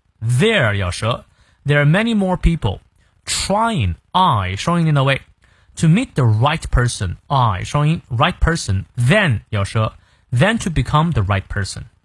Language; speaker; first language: English; non-native, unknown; Chinese